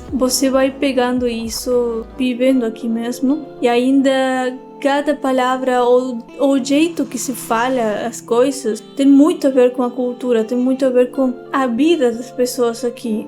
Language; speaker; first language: Portuguese; non-native, fluent; Spanish